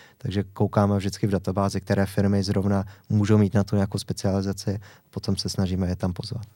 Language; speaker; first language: Czech; non-native, fluent; English